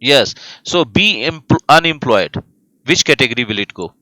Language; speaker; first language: English; non-native, fluent; Hindi